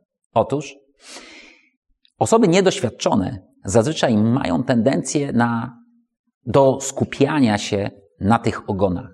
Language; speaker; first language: Polish; native; Polish